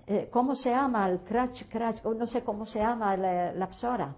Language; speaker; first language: Spanish; early bilingual, heritage; Ladino